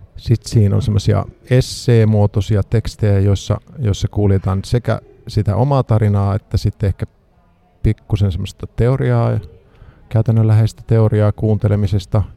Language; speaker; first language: Finnish; native; Finnish